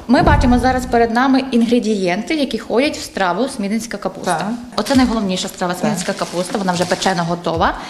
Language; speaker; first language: Ukrainian; native; Ukrainian